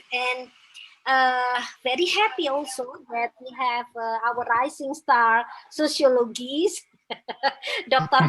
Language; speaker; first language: English; non-native, fluent; Indonesian